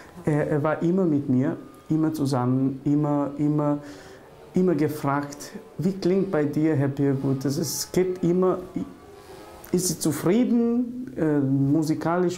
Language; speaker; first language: German; non-native, learner; Albanian